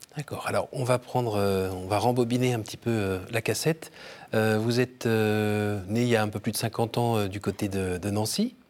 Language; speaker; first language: French; native; French